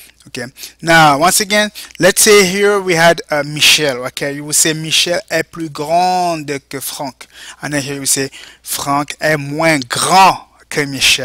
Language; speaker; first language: English; non-native, fluent; French